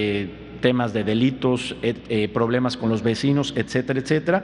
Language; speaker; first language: Spanish; native; Spanish